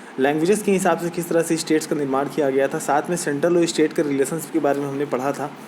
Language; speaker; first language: Hindi; native; Hindi